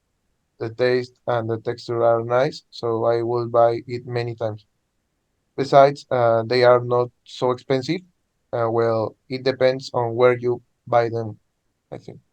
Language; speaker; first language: English; non-native, learner; Spanish